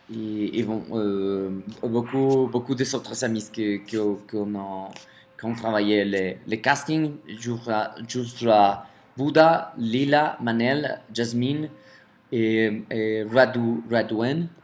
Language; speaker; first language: French; non-native, fluent; Spanish